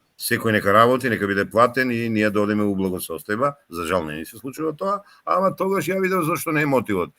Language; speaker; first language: Macedonian; native; Macedonian